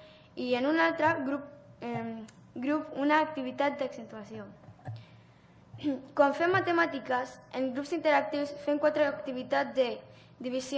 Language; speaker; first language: Catalan; early bilingual, other home language; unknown